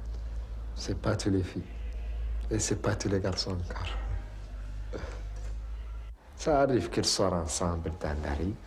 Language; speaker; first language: French; non-native, learner; Arabic